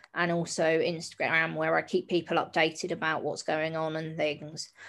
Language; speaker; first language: English; native; English